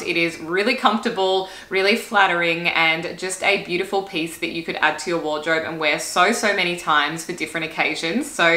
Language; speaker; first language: English; native; English